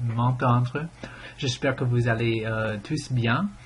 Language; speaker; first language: French; non-native, fluent; English